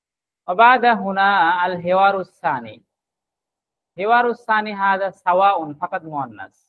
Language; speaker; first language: Arabic; non-native, fluent; Bangla